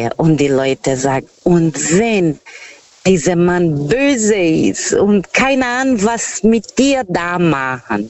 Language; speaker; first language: German; non-native, fluent; Portuguese